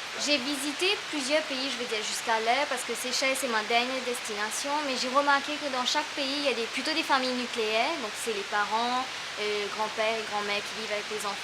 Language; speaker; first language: French; native; French